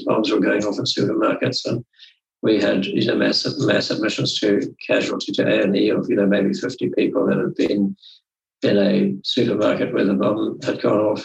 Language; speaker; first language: English; native; English